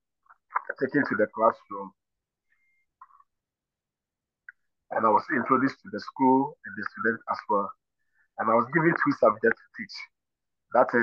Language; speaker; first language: English; non-native, local second language; Akan